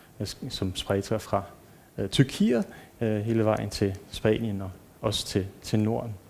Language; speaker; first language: Danish; non-native, fluent; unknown